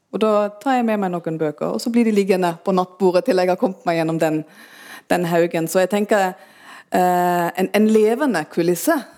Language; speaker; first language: Norwegian; non-native, fluent; German